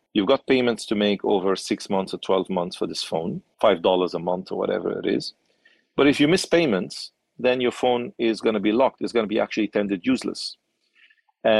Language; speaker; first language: English; non-native, local second language; Arabic